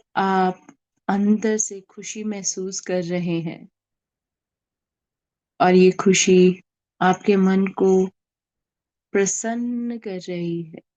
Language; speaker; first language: Hindi; native; Hindi